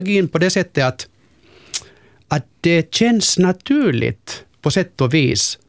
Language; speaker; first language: Swedish; non-native, local second language; Finnish